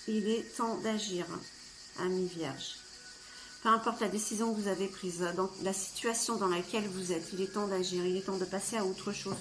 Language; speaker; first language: French; native; French